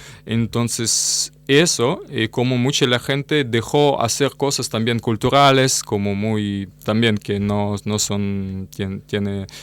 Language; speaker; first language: Spanish; non-native, learner; Russian